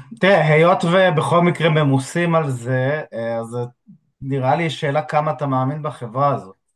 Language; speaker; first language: Hebrew; native; Hebrew